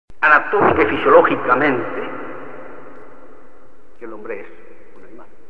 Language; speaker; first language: Spanish; native; Spanish